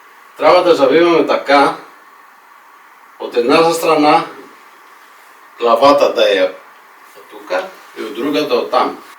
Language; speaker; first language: Bulgarian; non-native, fluent; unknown